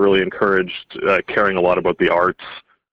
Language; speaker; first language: English; native; English